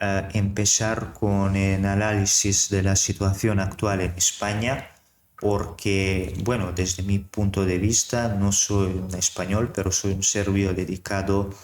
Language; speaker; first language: Spanish; non-native, fluent; Serbian